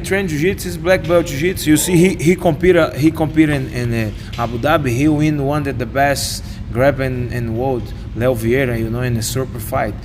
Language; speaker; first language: English; non-native, learner; Portuguese